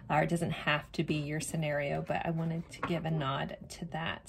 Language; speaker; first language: English; native; English